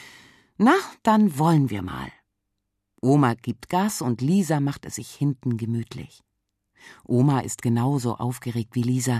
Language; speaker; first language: German; native; German